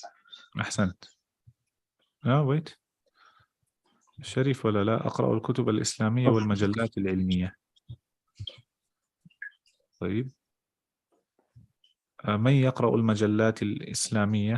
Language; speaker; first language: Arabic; non-native, fluent; English